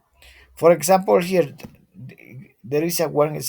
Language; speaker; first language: English; non-native, learner; Spanish